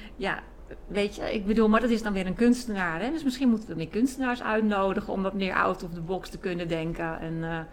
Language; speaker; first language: Dutch; native; Dutch